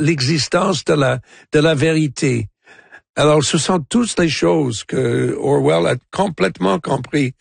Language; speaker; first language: French; non-native, fluent; English